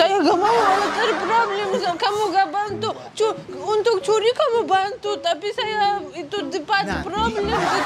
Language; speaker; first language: Indonesian; non-native, learner; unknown